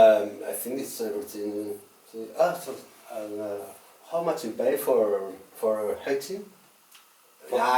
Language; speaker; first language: English; non-native, learner; Spanish